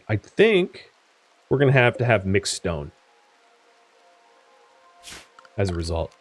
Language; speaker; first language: English; native; English